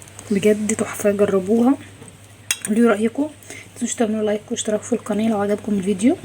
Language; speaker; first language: Arabic; native; Arabic